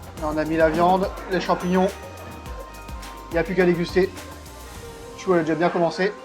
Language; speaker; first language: French; native; French